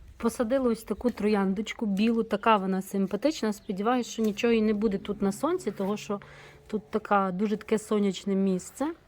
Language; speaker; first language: Ukrainian; non-native, local second language; Russian